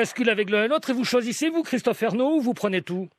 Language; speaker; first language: French; native; French